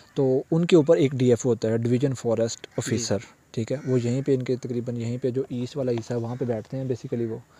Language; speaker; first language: Urdu; native; Urdu